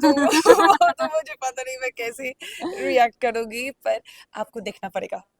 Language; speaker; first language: Hindi; non-native, learner; Punjabi